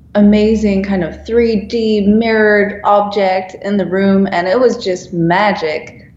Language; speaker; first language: English; non-native, fluent; Dutch